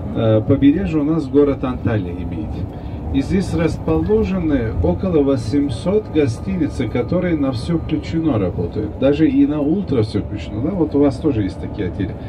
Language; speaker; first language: Russian; non-native, fluent; Turkish